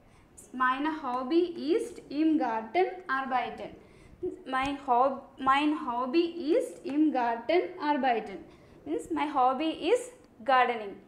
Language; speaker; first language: German; non-native, learner; Malayalam